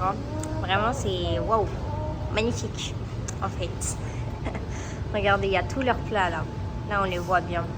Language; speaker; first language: French; native; French